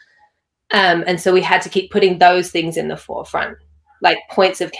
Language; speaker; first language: English; native; English